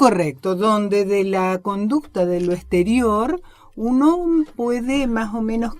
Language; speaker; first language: Spanish; native; Spanish